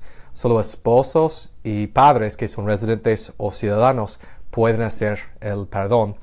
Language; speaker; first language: Spanish; non-native, fluent; English